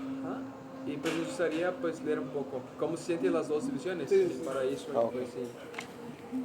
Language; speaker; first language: Spanish; native; Spanish